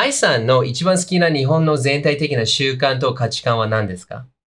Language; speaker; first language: Japanese; non-native, fluent; English